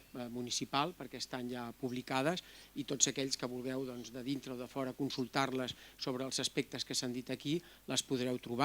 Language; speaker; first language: Catalan; native; Catalan